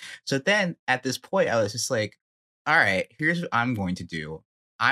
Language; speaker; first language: English; native; English